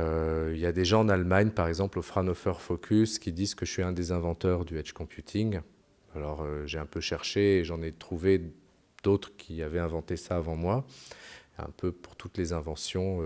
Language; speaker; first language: French; native; French